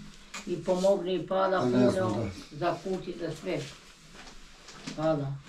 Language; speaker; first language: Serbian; non-native, local second language; Albanian